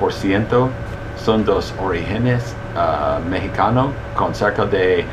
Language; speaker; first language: Spanish; early bilingual, heritage; Spanish